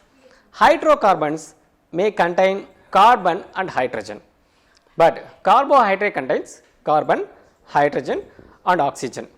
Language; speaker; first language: English; non-native, local second language; Tamil